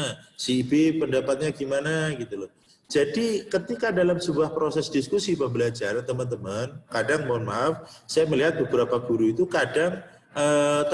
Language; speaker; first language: Indonesian; non-native, local second language; Javanese